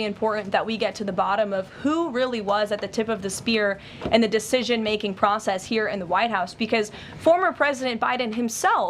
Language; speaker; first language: English; native; English